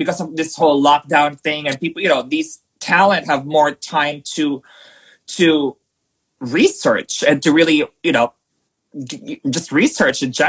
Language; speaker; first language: English; non-native, local second language; Filipino